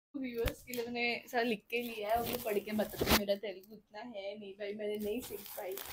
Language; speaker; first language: Hindi; non-native, local second language; Marathi